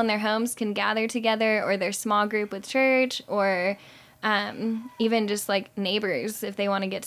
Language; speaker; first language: English; native; English